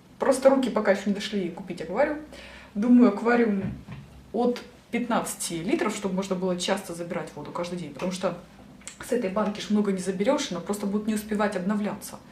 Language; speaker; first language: Russian; native; Russian